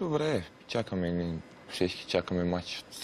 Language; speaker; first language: Bulgarian; non-native, learner; Romanian